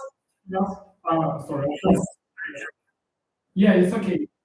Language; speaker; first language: English; non-native, learner; Russian